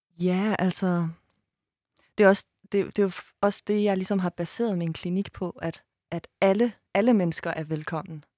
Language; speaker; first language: Danish; early bilingual, other home language; Persian